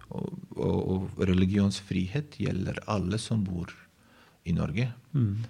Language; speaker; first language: Norwegian; non-native, fluent; Bosnian